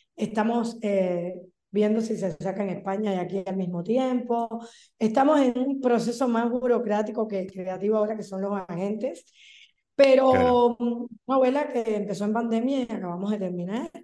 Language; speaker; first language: Spanish; native; Spanish